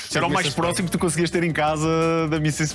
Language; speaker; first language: Portuguese; native; Portuguese